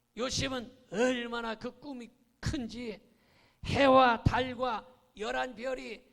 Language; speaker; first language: Korean; native; Korean